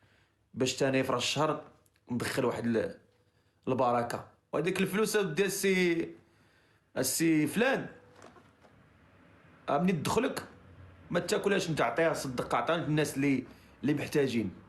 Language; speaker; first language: Arabic; native; Arabic